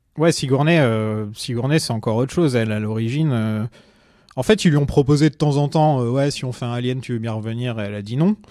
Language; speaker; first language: French; native; French